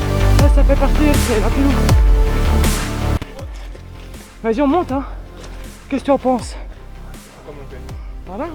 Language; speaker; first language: French; native; French